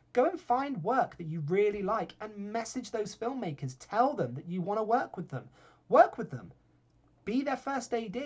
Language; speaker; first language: English; native; English